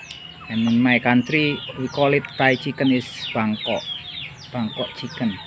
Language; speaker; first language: English; non-native, learner; Indonesian